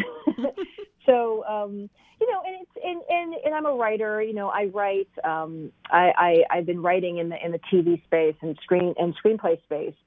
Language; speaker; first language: English; native; English